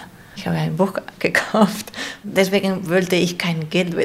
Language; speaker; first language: German; non-native, fluent; Spanish